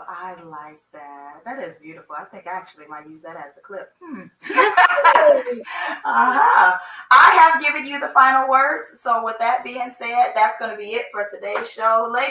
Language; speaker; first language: English; native; English